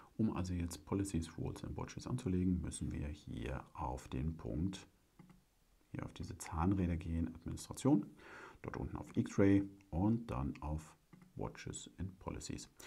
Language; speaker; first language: German; native; German